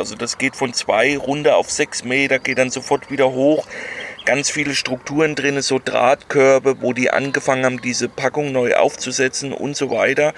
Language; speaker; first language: German; native; German